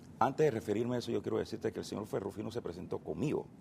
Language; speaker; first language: Spanish; native; Spanish